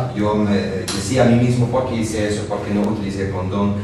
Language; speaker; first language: Spanish; non-native, fluent; Dutch